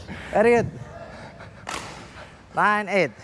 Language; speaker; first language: English; non-native, fluent; Indonesian